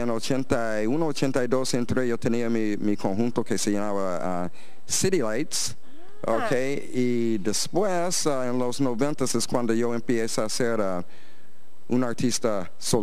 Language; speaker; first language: Spanish; non-native, fluent; English